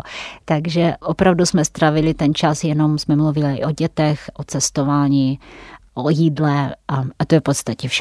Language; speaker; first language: Czech; non-native, fluent; Russian